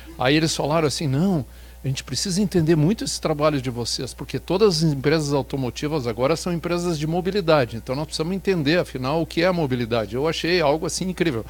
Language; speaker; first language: Portuguese; native; Portuguese